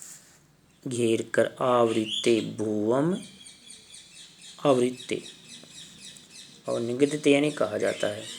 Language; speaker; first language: Hindi; native; Hindi